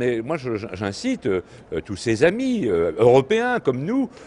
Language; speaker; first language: French; native; French